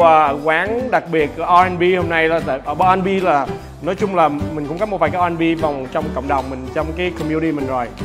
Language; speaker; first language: Vietnamese; early bilingual, heritage; Vietnamese